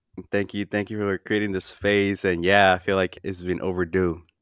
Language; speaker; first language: English; early bilingual, other home language; Spanish